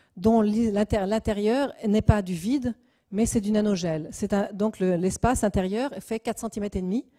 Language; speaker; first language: French; native; French